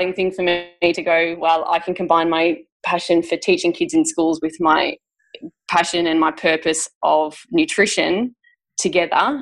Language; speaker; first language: English; native; English